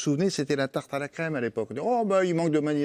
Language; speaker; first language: French; native; French